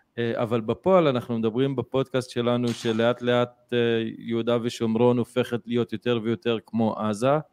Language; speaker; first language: Hebrew; native; Hebrew